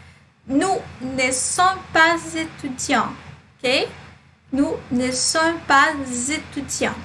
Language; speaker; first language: French; non-native, fluent; Portuguese